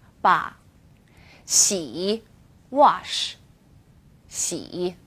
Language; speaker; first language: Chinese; non-native, fluent; English